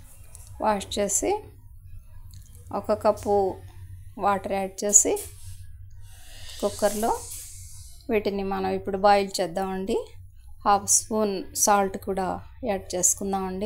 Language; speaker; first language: Telugu; native; Telugu